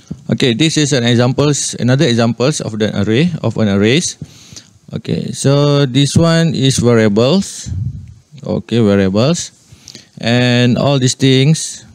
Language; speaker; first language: English; non-native, local second language; Malay